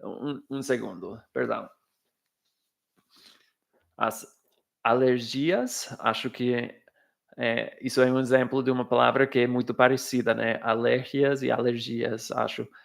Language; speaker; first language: Portuguese; non-native, fluent; English